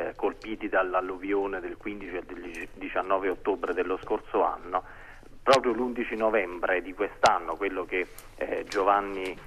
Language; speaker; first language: Italian; native; Italian